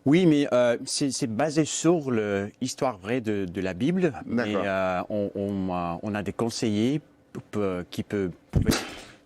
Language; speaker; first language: French; non-native, learner; English